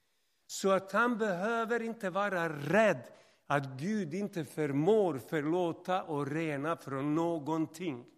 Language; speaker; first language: Swedish; non-native, fluent; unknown